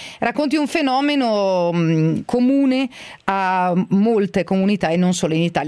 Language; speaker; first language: Italian; native; Italian